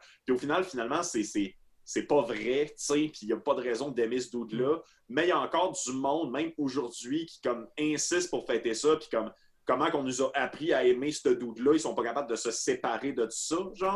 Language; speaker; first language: French; native; French